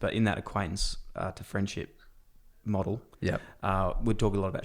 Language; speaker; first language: English; native; English